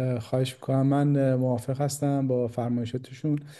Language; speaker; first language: Persian; native; Persian